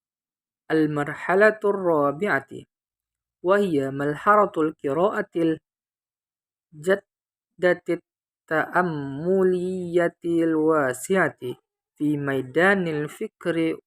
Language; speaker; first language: Arabic; non-native, learner; Indonesian